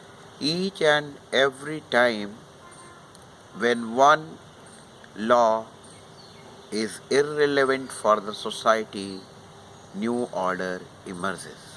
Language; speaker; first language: English; non-native, local second language; Hindi